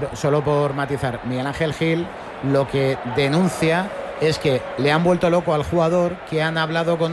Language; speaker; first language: Spanish; native; Spanish